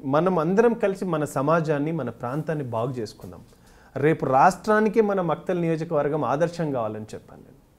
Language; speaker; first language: Telugu; native; Telugu